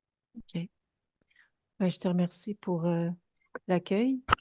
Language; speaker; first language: French; native; French